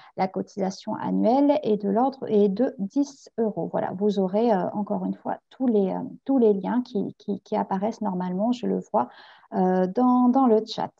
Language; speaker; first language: French; native; French